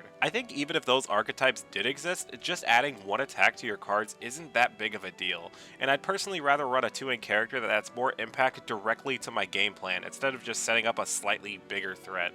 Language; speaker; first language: English; native; English